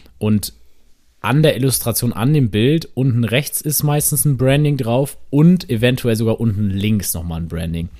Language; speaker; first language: German; native; German